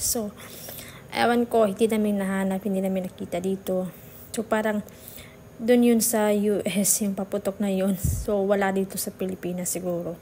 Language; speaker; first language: Filipino; native; Filipino